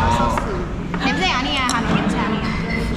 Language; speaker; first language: Korean; non-native, learner; Vietnamese